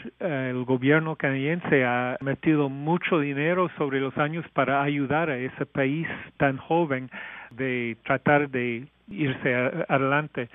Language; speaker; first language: Spanish; non-native, fluent; English